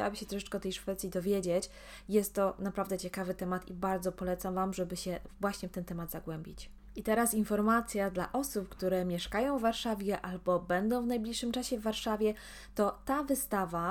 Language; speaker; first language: Polish; native; Polish